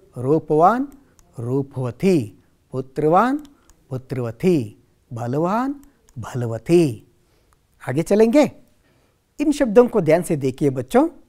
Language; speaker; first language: Hindi; non-native, local second language; Kannada